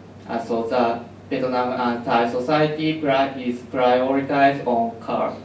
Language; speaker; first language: English; non-native, learner; Japanese